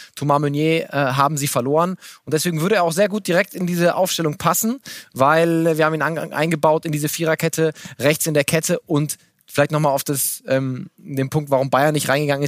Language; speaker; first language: German; native; German